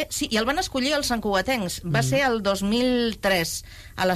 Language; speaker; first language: Catalan; native; Catalan